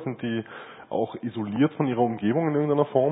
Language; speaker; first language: German; native; German